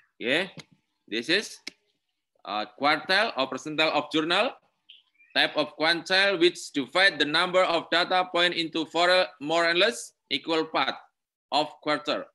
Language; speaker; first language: English; non-native, learner; Indonesian